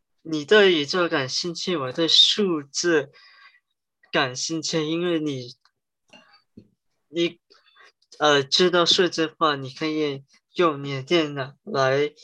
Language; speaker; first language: Chinese; early bilingual, heritage; Chinese